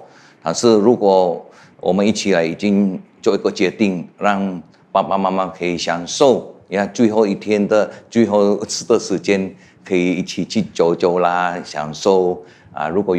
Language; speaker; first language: Chinese; non-native, fluent; Indonesian